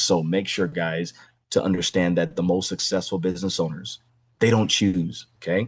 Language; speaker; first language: English; native; English